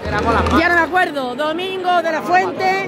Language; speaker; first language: Spanish; native; Spanish